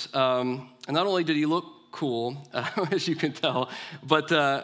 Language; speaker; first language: English; native; English